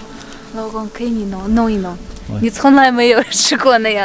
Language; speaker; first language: Chinese; non-native, fluent; Russian